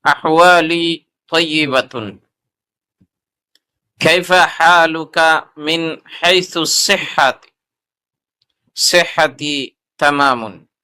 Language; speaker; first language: Arabic; non-native, fluent; Urdu